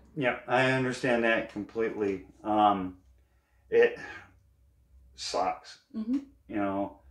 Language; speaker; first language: English; native; English